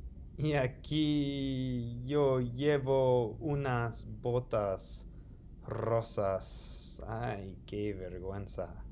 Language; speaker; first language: Spanish; non-native, fluent; English